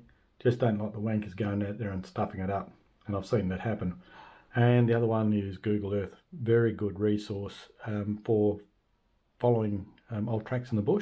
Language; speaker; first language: English; native; English